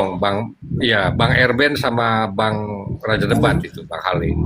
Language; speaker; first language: Indonesian; native; Indonesian